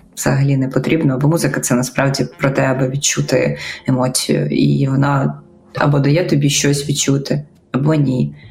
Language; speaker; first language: Ukrainian; native; Ukrainian